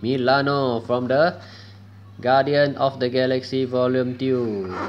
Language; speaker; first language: English; non-native, local second language; Malay